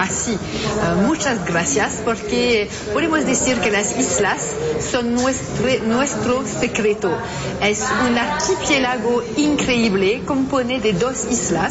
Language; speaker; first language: Spanish; non-native, learner; French